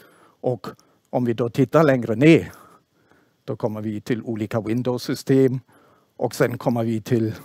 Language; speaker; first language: Swedish; non-native, fluent; German